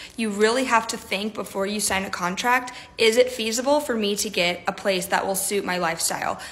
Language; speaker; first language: English; native; English